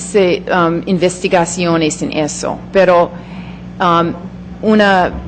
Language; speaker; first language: Spanish; non-native, fluent; English